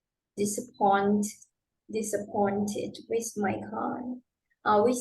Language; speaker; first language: English; non-native, learner; Vietnamese